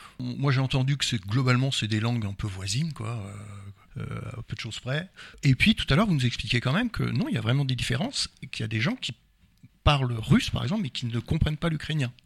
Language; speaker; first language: French; native; French